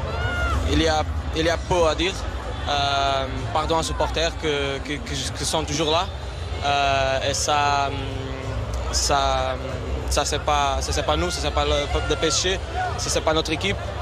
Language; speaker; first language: French; non-native, learner; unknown